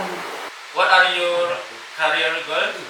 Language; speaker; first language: English; non-native, learner; Indonesian